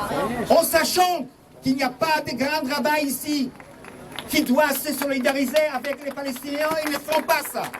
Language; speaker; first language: French; non-native, fluent; Hebrew